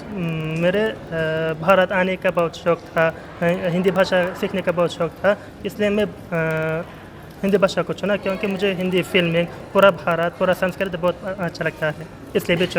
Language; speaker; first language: Hindi; non-native, learner; Uzbek